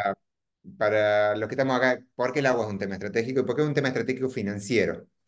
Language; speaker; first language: Spanish; native; Spanish